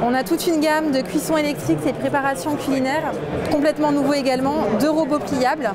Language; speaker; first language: French; native; French